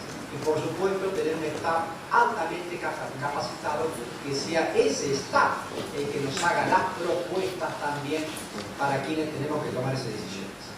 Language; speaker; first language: Spanish; native; Spanish